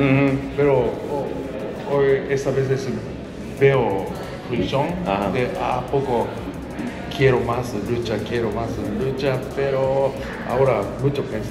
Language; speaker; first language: Spanish; non-native, learner; Japanese